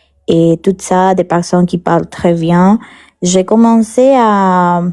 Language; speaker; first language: French; non-native, learner; Spanish